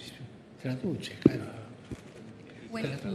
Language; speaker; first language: Italian; non-native, fluent; Spanish